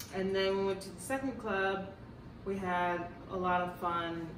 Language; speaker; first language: English; native; English